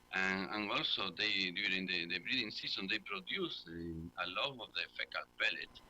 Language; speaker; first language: English; non-native, learner; Spanish